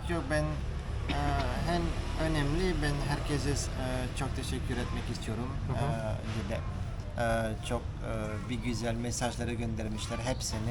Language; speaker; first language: Turkish; early bilingual, heritage; Turkish